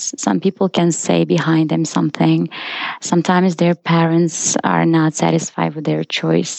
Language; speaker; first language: English; non-native, fluent; Russian